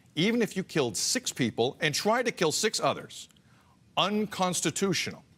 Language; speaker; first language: English; native; English